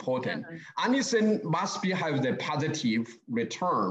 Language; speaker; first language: English; non-native, learner; Chinese